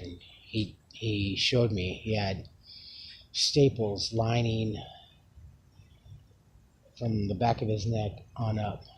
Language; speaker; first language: English; native; English